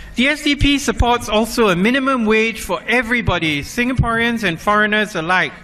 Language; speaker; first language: English; native; English